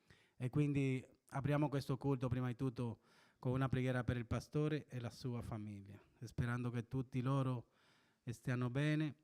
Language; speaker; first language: Italian; non-native, fluent; Spanish